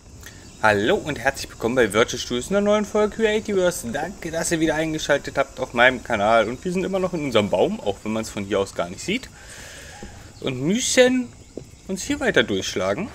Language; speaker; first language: German; native; German